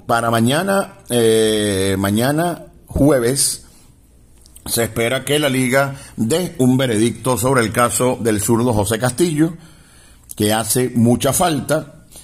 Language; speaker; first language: Spanish; native; Spanish